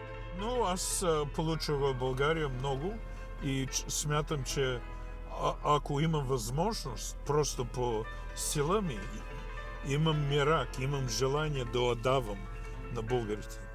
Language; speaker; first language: Bulgarian; non-native, fluent; English